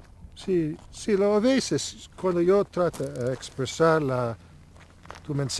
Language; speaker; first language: Spanish; non-native, learner; English